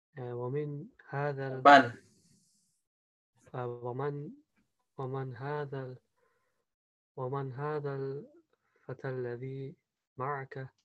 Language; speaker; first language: Arabic; non-native, learner; English